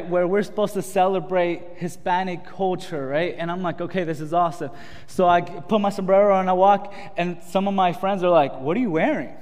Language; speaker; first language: English; early bilingual, other home language; Spanish